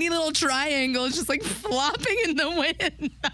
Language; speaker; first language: English; native; English